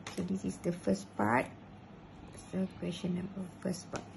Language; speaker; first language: English; non-native, local second language; Malay